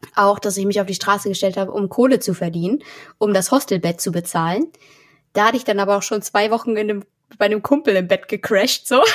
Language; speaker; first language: German; native; German